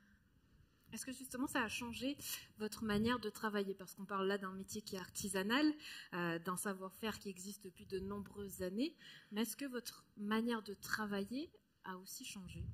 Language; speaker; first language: French; native; French